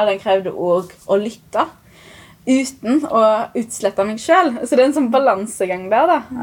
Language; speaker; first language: Norwegian; early bilingual, other home language; Arabic